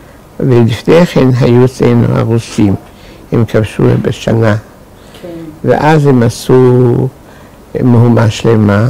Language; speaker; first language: Hebrew; non-native, fluent; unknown